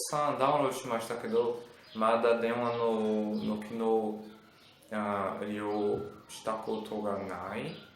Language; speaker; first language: Japanese; non-native, learner; Portuguese